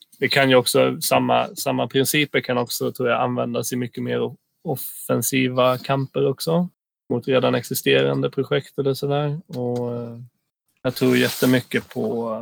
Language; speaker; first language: Swedish; native; Swedish